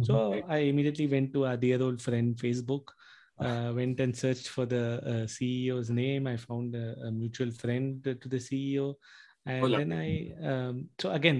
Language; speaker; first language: English; non-native, local second language; Tamil